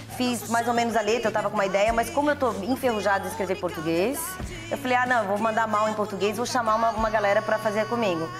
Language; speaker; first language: Portuguese; early bilingual, other home language; Italian